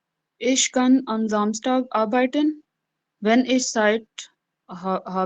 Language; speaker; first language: German; non-native, learner; Urdu